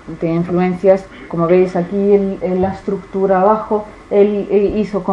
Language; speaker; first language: Spanish; non-native, fluent; Icelandic